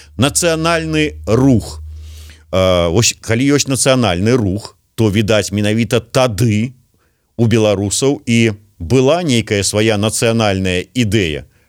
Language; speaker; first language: Belarusian; native; Belarusian